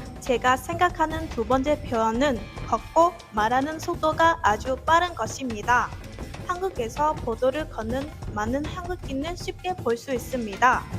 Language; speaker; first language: Korean; non-native, learner; Vietnamese